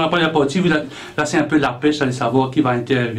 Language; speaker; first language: French; non-native, local second language; Morisyen